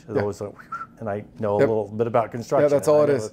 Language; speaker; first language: English; native; English